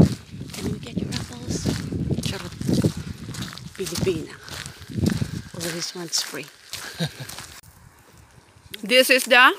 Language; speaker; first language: English; non-native, local second language; Filipino